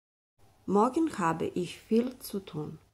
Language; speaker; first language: German; non-native, fluent; Serbian